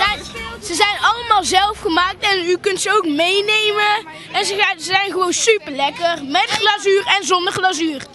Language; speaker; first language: Dutch; native; Dutch